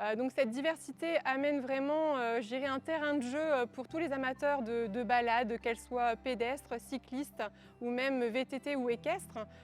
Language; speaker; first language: French; native; French